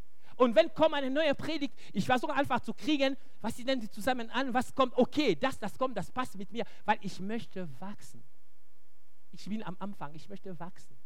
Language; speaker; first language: German; non-native, local second language; French